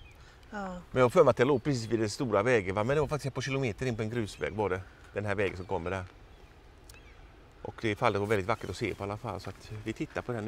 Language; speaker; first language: Swedish; native; Swedish